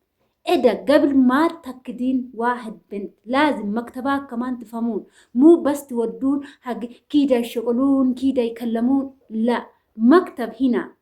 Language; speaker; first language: Arabic; non-native, learner; Oromo